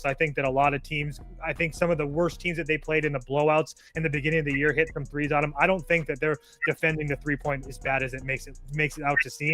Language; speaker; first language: English; native; English